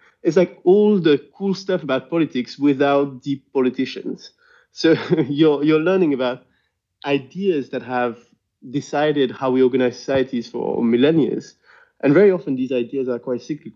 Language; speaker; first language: English; non-native, fluent; French